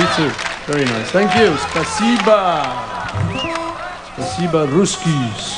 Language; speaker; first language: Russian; non-native, learner; English